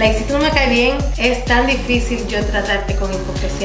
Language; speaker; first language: Spanish; early bilingual, heritage; Spanish